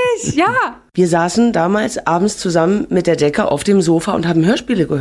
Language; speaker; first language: German; native; German